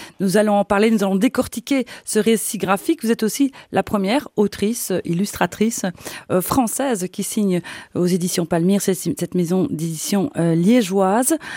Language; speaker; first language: French; native; French